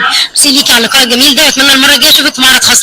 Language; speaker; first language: Arabic; native; Arabic